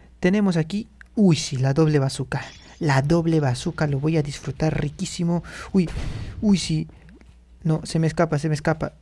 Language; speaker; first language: Spanish; native; Spanish